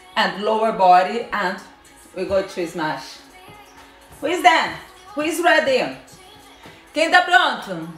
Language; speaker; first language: English; non-native, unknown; Portuguese